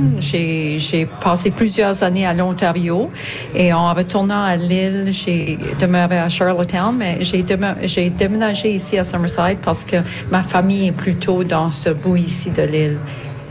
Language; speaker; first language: French; native; French